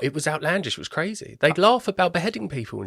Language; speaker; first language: English; native; English